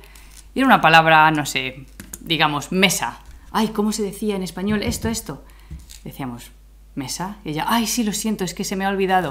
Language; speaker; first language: Spanish; native; Spanish